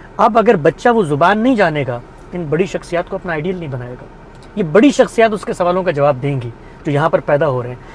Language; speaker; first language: Urdu; native; Urdu